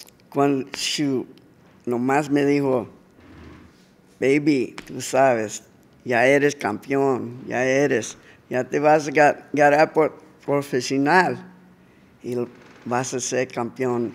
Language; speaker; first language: Spanish; early bilingual, heritage; Spanish